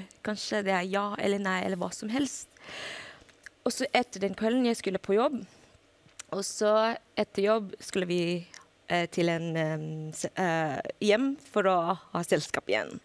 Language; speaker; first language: Norwegian; non-native, fluent; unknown